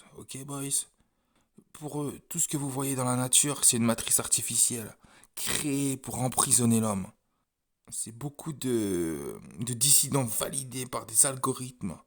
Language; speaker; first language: French; native; French